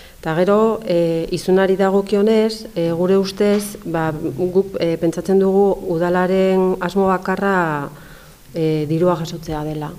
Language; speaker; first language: Basque; non-native, local second language; Spanish